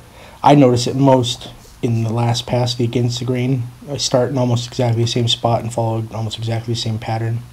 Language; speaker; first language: English; native; English